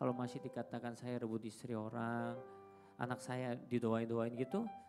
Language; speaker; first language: Indonesian; non-native, fluent; Korean